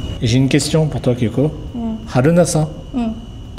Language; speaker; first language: French; native; French